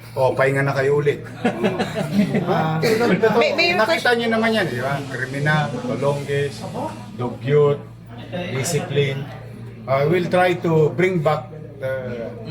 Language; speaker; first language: Filipino; native; Filipino